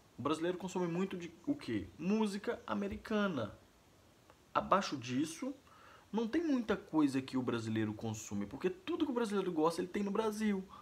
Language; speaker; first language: Portuguese; native; Portuguese